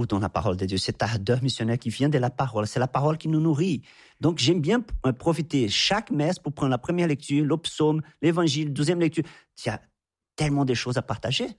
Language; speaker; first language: French; non-native, fluent; Portuguese